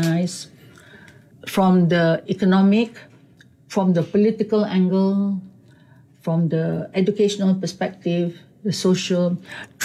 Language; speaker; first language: English; non-native, local second language; Malay